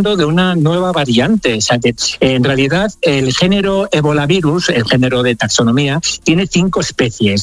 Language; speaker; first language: Spanish; native; Spanish